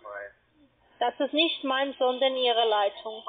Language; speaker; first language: German; non-native, fluent; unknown